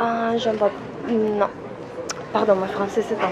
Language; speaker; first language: French; non-native, learner; Spanish